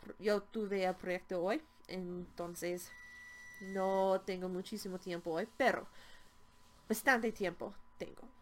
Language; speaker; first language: Spanish; non-native, fluent; English